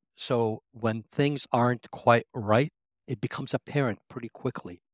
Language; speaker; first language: English; early bilingual, other home language; Arabic